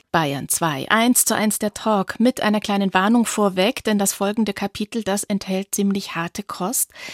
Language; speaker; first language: German; native; German